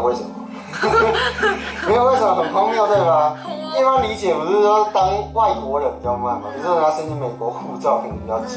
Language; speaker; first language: Chinese; native; Chinese